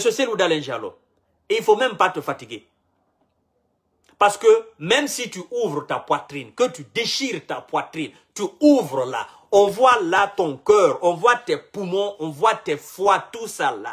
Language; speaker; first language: French; non-native, local second language; Mandingo